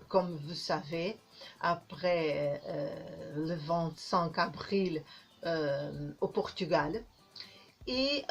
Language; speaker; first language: French; non-native, learner; Portuguese